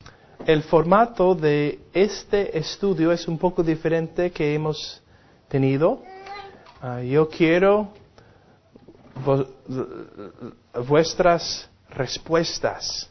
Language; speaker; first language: Spanish; non-native, fluent; English